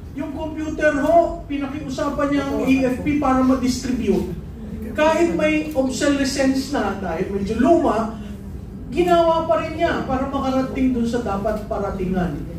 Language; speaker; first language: Filipino; native; Filipino